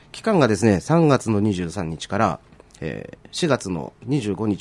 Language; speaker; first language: Japanese; native; Japanese